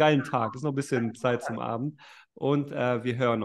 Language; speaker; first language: German; native; German